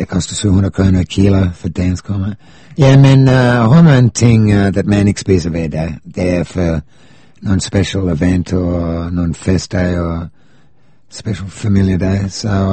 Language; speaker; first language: Danish; non-native, fluent; English